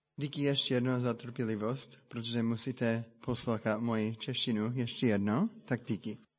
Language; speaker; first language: Czech; non-native, fluent; English